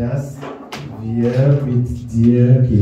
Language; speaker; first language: German; non-native, learner; French